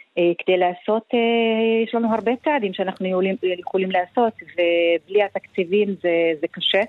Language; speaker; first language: Hebrew; non-native, local second language; Arabic